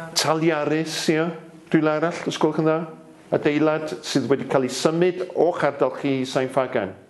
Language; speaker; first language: Welsh; native; Welsh